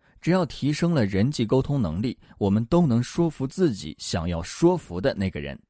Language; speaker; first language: Chinese; native; Chinese